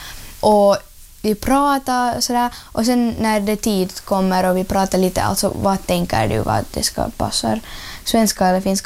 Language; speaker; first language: Swedish; early bilingual, other home language; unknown